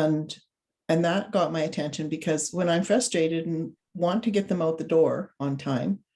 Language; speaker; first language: English; native; English